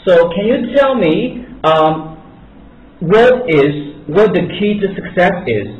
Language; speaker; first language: English; non-native, fluent; Chinese